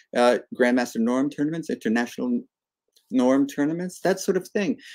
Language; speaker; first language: English; native; English